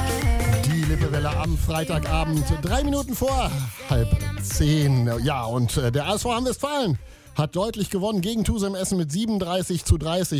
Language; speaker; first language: German; native; German